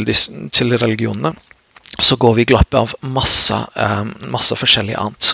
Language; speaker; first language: Norwegian; non-native, fluent; English